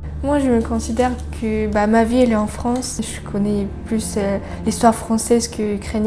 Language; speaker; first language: French; non-native, fluent; Ukrainian